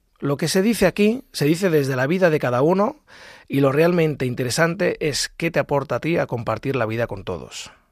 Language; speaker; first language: Spanish; native; Spanish